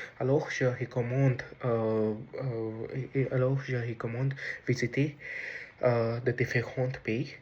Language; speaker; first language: French; non-native, learner; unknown